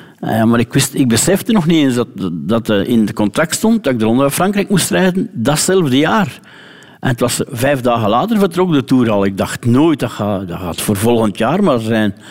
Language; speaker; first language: Dutch; native; Dutch